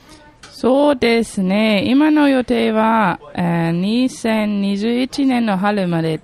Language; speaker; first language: Japanese; non-native, fluent; German